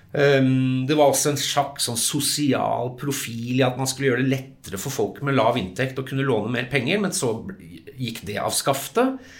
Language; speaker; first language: Norwegian; early bilingual, other home language; English